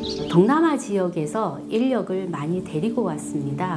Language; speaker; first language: Korean; native; Korean